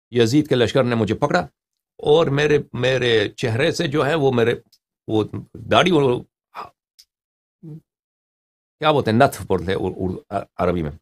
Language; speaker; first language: Urdu; non-native, fluent; Persian